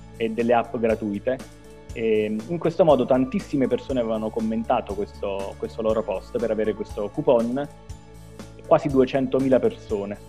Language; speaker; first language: Italian; native; Italian